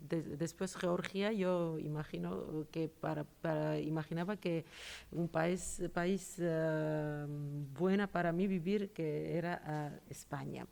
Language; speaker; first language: Spanish; non-native, fluent; Georgian